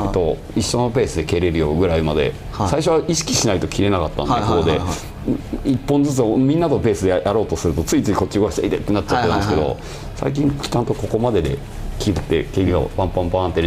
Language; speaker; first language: Japanese; native; Japanese